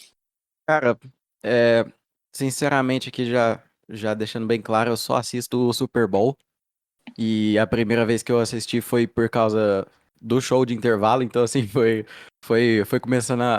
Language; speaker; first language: Portuguese; native; Portuguese